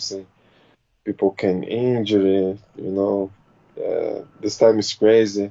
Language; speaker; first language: English; non-native, learner; Portuguese